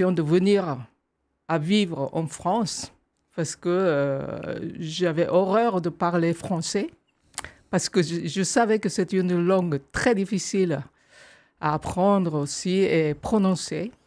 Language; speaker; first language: French; non-native, fluent; Japanese